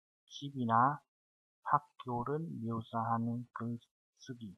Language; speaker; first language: Korean; non-native, fluent; Vietnamese